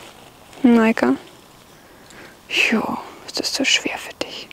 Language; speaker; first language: German; native; German